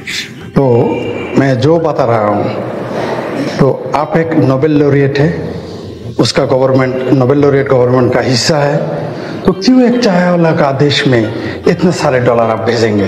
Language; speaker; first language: Hindi; non-native, fluent; Bangla